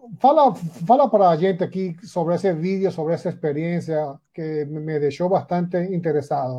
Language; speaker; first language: Spanish; non-native, learner; Portuguese